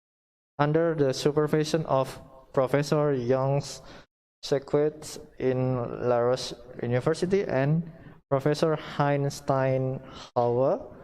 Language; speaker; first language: English; non-native, learner; Indonesian